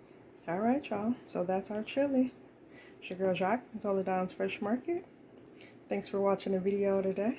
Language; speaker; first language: English; native; English